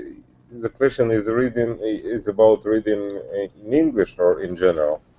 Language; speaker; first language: English; non-native, learner; Russian